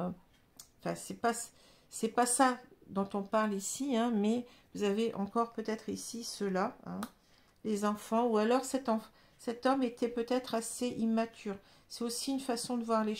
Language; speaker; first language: French; native; French